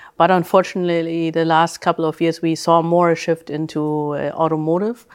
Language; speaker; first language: English; early bilingual, other home language; German